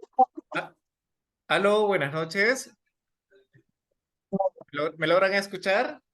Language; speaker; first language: Spanish; native; Spanish